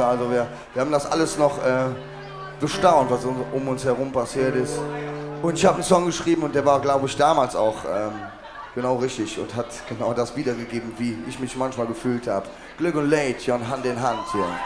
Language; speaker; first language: German; native; German